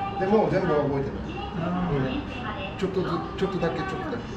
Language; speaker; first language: Japanese; non-native, learner; Nepali